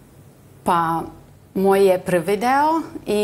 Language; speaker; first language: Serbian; non-native, local second language; Hungarian